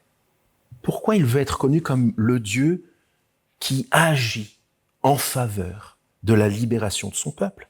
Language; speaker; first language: French; native; French